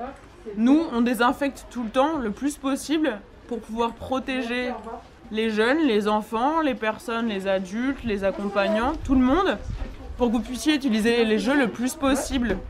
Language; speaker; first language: French; native; French